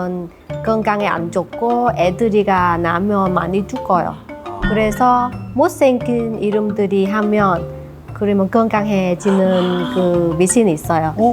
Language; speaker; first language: Korean; non-native, learner; Vietnamese